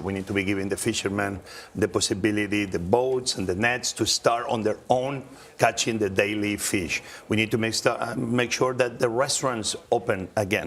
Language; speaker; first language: English; non-native, fluent; Spanish